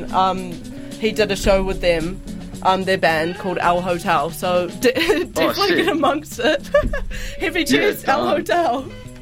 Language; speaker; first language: English; native; English